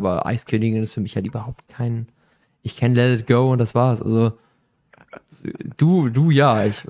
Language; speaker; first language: German; native; German